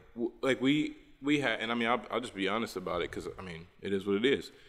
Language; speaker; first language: English; native; English